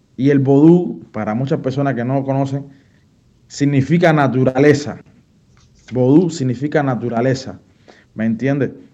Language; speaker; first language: Spanish; native; Spanish